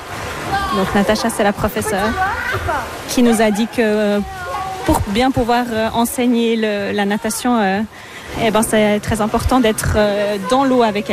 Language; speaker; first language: French; native; French